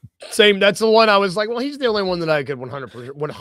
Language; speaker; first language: English; native; English